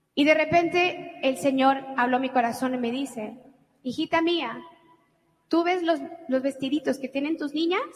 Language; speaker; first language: Spanish; early bilingual, heritage; Spanish